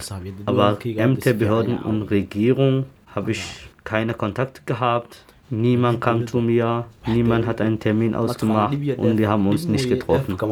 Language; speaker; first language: German; non-native, learner; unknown